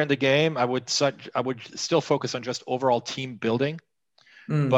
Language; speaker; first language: English; non-native, fluent; Swiss German